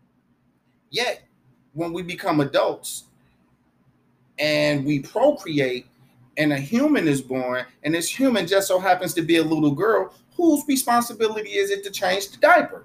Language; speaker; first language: English; native; English